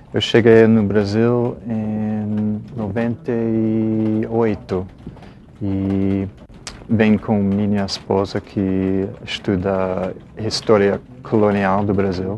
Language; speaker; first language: Portuguese; non-native, fluent; English